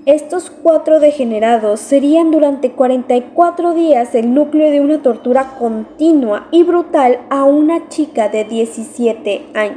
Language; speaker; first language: Spanish; native; Spanish